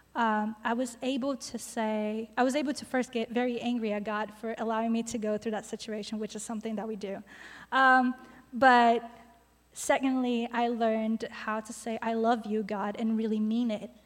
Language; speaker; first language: English; non-native, fluent; Portuguese